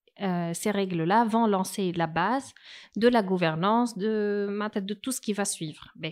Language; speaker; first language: French; non-native, local second language; Arabic